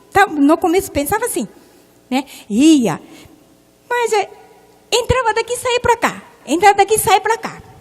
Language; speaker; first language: Portuguese; non-native, local second language; Japanese